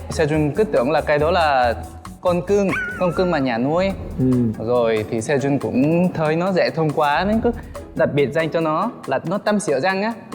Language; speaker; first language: Vietnamese; non-native, fluent; Korean